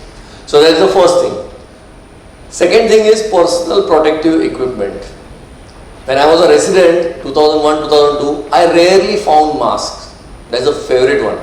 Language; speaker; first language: English; non-native, local second language; Marathi